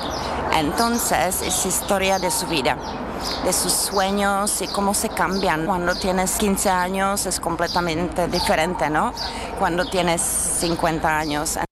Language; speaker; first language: Spanish; non-native, learner; Czech